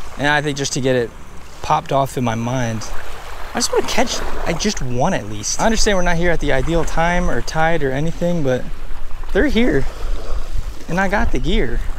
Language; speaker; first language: English; native; English